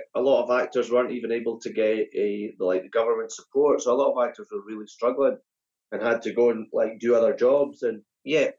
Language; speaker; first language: English; native; English